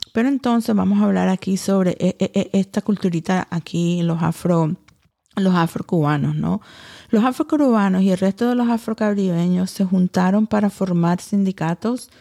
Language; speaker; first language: Spanish; early bilingual, heritage; Spanish